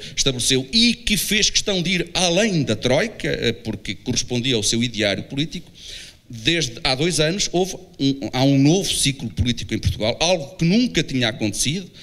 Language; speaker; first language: Portuguese; native; Portuguese